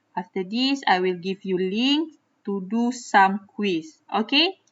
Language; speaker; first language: English; non-native, local second language; Malay